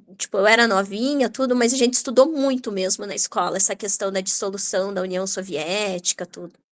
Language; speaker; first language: Portuguese; native; Portuguese